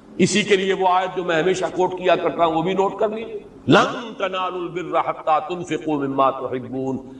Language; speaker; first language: Urdu; native; Urdu